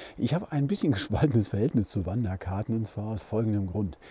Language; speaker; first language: German; native; German